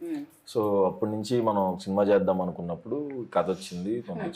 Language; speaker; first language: Telugu; native; Telugu